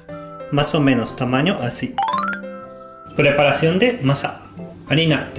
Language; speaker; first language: Spanish; non-native, learner; Japanese